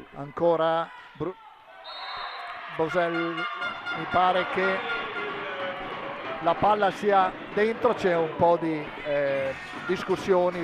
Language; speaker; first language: Italian; native; Italian